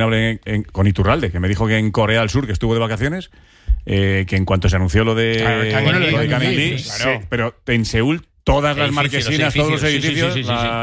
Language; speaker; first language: Spanish; native; Spanish